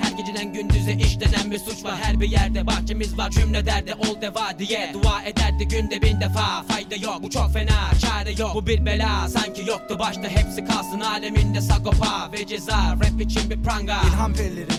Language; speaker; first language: English; non-native, fluent; Turkish